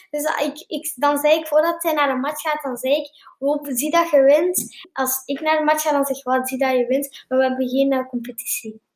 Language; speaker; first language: Dutch; native; Dutch